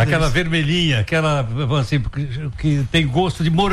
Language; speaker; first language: Portuguese; native; Portuguese